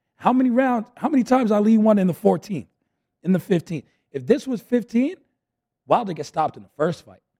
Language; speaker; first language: English; early bilingual, other home language; Spanish